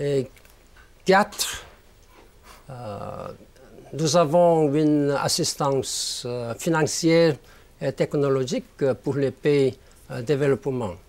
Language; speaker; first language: French; non-native, learner; Korean